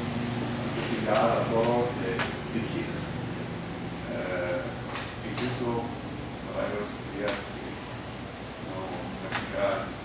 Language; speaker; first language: Spanish; non-native, learner; German